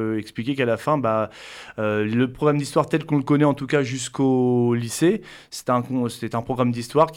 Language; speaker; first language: French; native; French